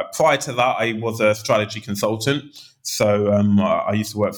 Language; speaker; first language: English; native; English